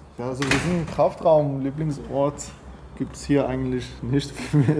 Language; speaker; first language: German; non-native, fluent; Persian